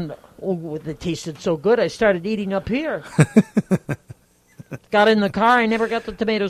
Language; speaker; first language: English; native; English